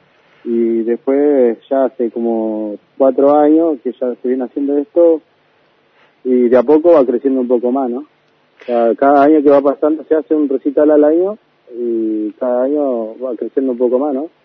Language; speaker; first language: Spanish; native; Spanish